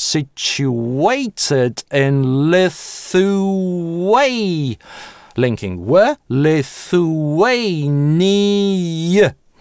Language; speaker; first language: English; non-native, fluent; Russian